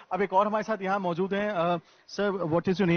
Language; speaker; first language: Hindi; native; Hindi